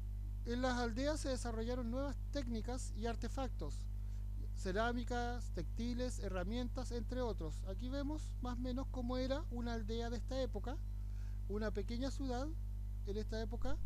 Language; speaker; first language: Spanish; native; Spanish